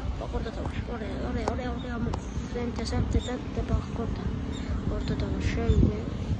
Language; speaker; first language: Turkish; early bilingual, heritage; Turkish